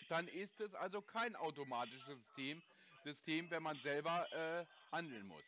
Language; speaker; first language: German; native; German